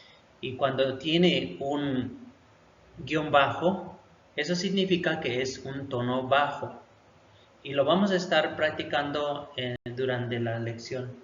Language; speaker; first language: Spanish; non-native, local second language; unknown